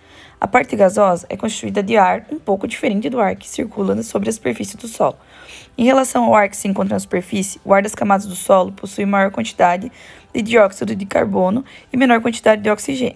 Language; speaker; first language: Portuguese; native; Portuguese